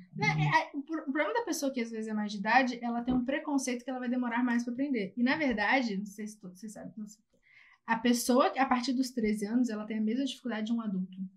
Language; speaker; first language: Portuguese; native; Portuguese